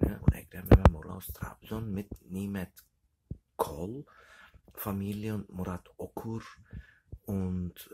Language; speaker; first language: German; early bilingual, other home language; Turkish